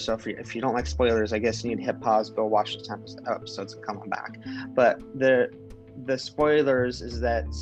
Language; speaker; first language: English; native; English